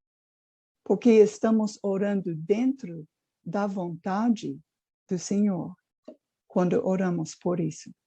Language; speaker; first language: Portuguese; non-native, fluent; English